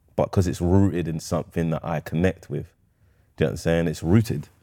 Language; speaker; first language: English; native; English